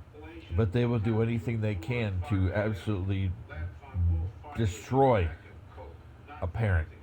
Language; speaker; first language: English; native; English